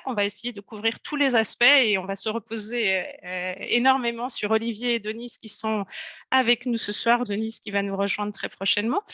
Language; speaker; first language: French; native; French